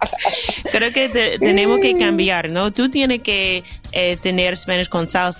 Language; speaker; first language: Spanish; non-native, learner; English